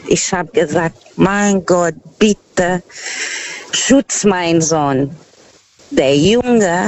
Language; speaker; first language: German; non-native, learner; Portuguese